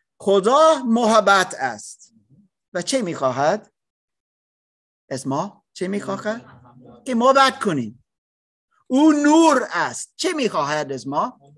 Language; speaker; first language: Persian; non-native, learner; English